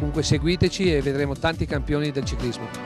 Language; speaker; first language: Italian; native; Italian